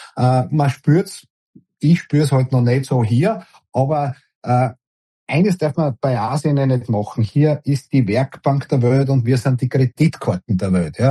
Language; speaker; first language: German; native; German